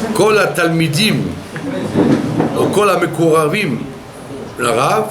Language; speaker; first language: Hebrew; non-native, fluent; French